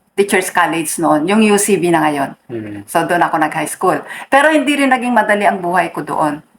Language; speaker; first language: Filipino; non-native, local second language; Iloko